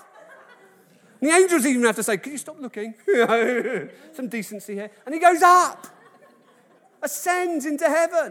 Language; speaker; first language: English; native; English